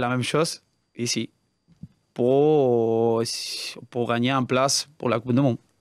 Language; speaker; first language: French; non-native, learner; Spanish